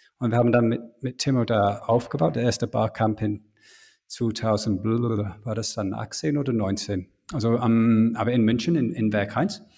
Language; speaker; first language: German; non-native, fluent; English